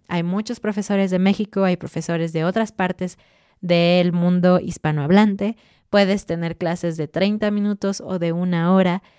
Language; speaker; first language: Spanish; native; Spanish